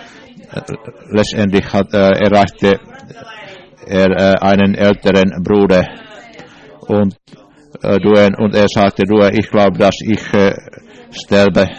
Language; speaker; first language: German; non-native, learner; English